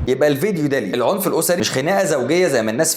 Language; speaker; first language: Arabic; native; Arabic